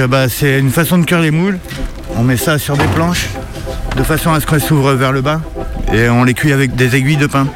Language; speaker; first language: French; native; French